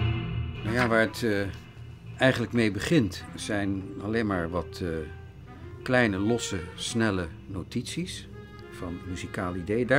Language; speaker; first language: Dutch; native; Dutch